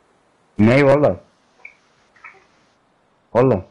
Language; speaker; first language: Swedish; early bilingual, other home language; Turkish